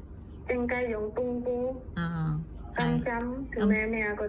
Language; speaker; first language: Cantonese; non-native, fluent; Indonesian